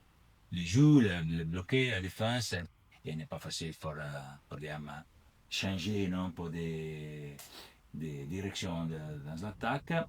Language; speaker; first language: French; non-native, learner; Italian